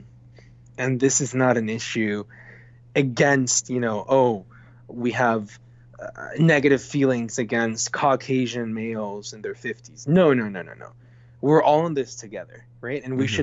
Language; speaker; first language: English; non-native, fluent; Spanish